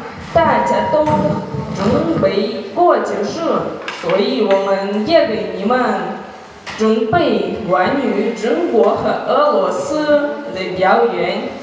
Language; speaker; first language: Chinese; non-native, learner; Russian